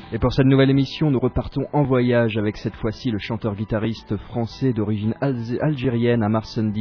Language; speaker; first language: French; native; French